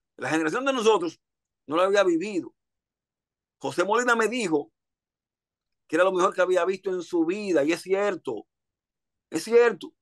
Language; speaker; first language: Spanish; native; Spanish